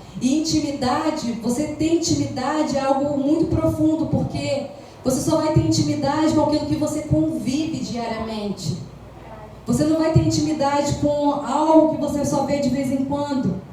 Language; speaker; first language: Portuguese; native; Portuguese